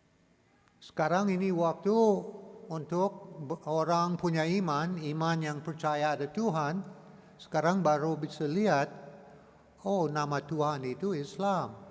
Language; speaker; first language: Indonesian; non-native, learner; English